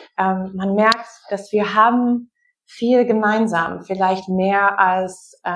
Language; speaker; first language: German; non-native, learner; English